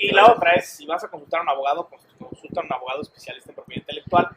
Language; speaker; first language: Spanish; native; Spanish